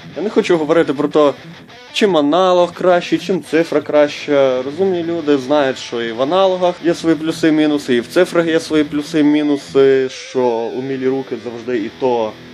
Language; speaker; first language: Ukrainian; non-native, local second language; Russian